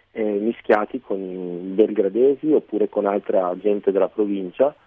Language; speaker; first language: Italian; early bilingual, other home language; Serbian